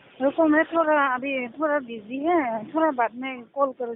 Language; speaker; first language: Hindi; non-native, local second language; Assamese